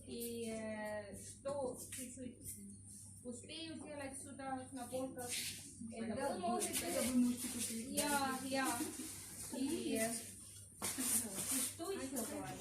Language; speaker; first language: Russian; non-native, local second language; Estonian